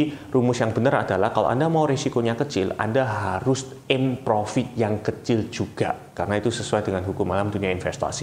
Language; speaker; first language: Indonesian; native; Indonesian